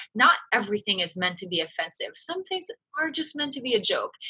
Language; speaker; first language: English; early bilingual, other home language; French